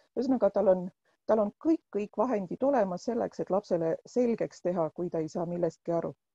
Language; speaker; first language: Estonian; non-native, local second language; Russian